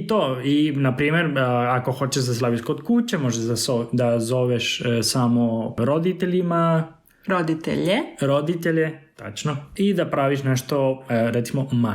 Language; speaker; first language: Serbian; non-native, fluent; Spanish